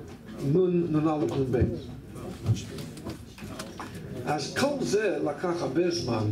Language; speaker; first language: Hebrew; non-native, fluent; English